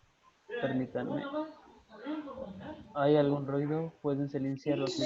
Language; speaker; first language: Spanish; non-native, fluent; Hindi